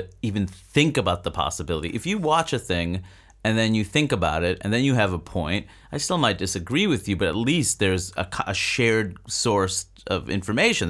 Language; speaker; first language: English; native; English